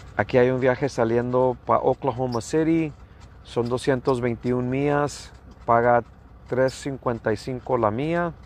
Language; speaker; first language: Spanish; early bilingual, heritage; Spanish